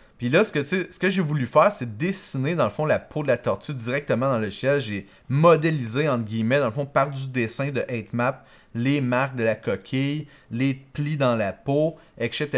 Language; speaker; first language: French; native; French